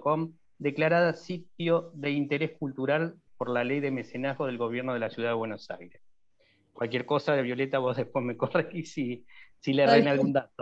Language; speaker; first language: Spanish; native; Spanish